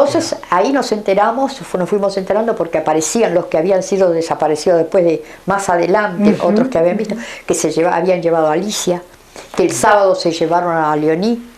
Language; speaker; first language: Spanish; native; Spanish